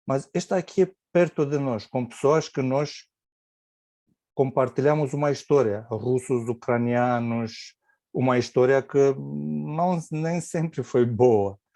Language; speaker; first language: Portuguese; non-native, fluent; Romanian